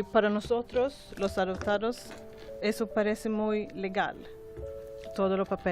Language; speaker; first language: Spanish; non-native, learner; Swedish